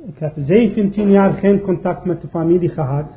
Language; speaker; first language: Dutch; non-native, learner; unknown